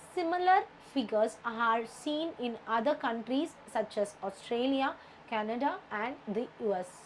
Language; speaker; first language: English; non-native, local second language; Tamil